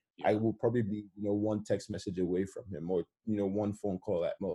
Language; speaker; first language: English; non-native, local second language; Yoruba